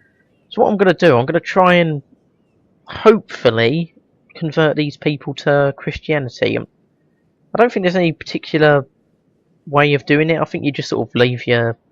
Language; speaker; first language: English; native; English